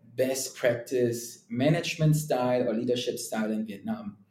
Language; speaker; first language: English; non-native, fluent; German